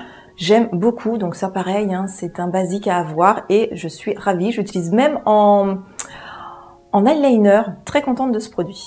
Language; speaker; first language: French; native; French